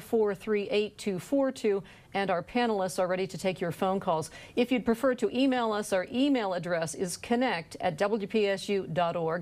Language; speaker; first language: English; native; English